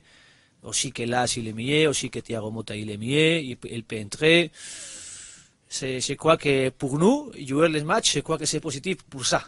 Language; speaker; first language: French; non-native, learner; Spanish